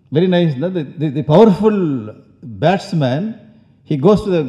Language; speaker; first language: English; non-native, local second language; Tamil